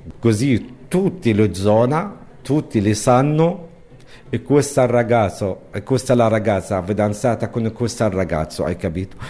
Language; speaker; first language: Italian; non-native, learner; Arabic